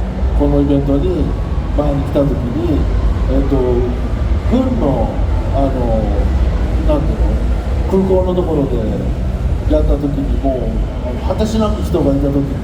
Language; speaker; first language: Japanese; native; Japanese